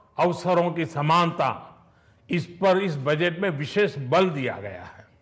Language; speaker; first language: Hindi; native; Hindi